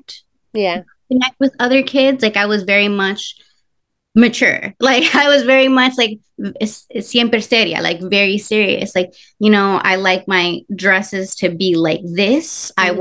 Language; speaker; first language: English; early bilingual, other home language; Spanish